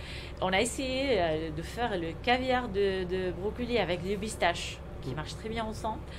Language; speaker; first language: French; non-native, fluent; Arabic